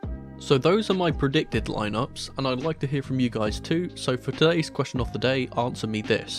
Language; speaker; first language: English; native; English